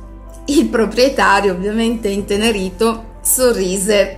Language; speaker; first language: Italian; native; Italian